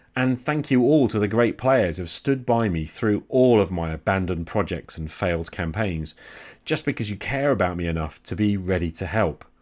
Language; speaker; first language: English; native; English